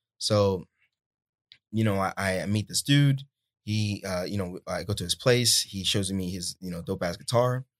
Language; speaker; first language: English; early bilingual, other home language; Spanish